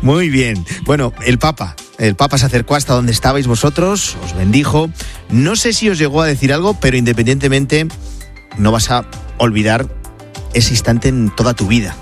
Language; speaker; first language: Spanish; native; Spanish